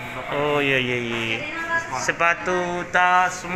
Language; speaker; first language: Indonesian; non-native, learner; Somali